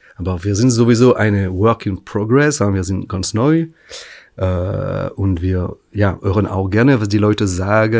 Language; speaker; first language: German; non-native, fluent; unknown